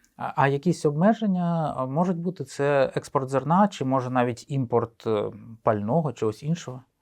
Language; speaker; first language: Ukrainian; native; Ukrainian